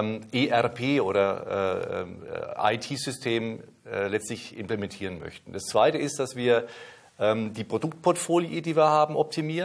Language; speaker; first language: German; native; German